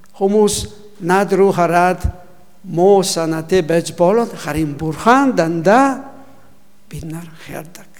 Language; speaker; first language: Mongolian; non-native, learner; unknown